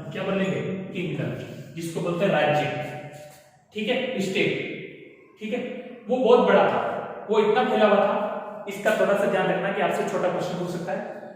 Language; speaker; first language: Hindi; native; Hindi